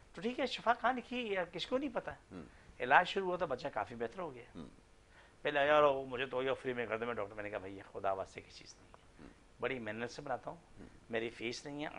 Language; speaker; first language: Urdu; non-native, local second language; Punjabi